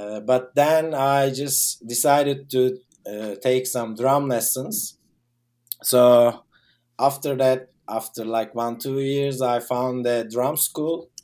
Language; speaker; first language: English; non-native, fluent; Turkish